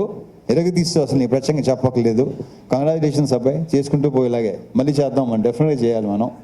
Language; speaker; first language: Telugu; native; Telugu